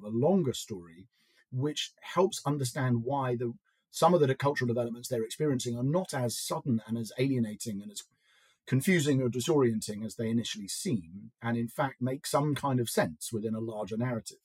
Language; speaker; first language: English; native; English